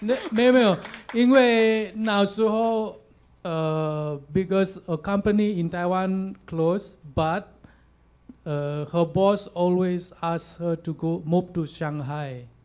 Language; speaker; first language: English; non-native, fluent; Balinese